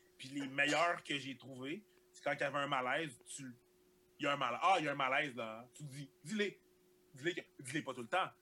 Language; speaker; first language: French; early bilingual, other home language; Haitian Creole